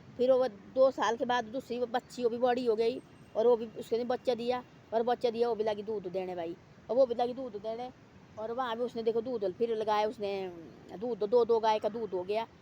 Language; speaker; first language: Hindi; non-native, local second language; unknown